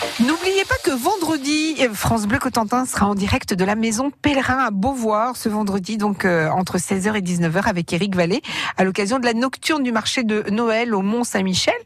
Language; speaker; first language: French; native; French